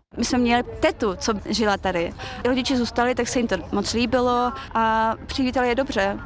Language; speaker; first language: Czech; early bilingual, heritage; Czech